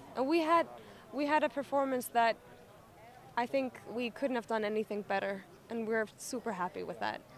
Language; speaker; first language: English; non-native, fluent; Icelandic